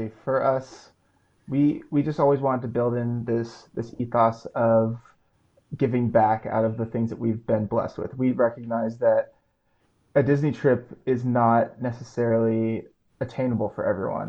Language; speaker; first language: English; native; English